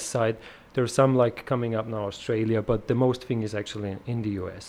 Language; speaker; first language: English; non-native, fluent; German